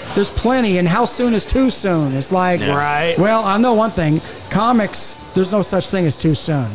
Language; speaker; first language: English; native; English